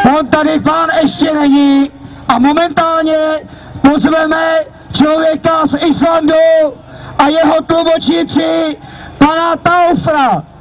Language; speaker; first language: Czech; native; Czech